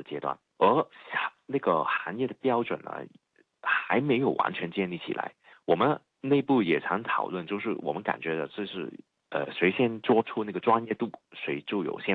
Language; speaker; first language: Chinese; non-native, fluent; Cantonese